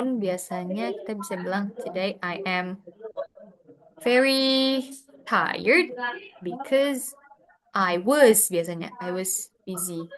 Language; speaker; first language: English; non-native, fluent; Indonesian